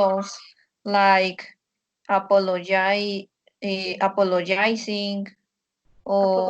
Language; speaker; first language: English; non-native, learner; Spanish